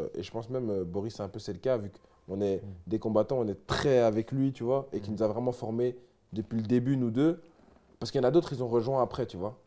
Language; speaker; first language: French; native; French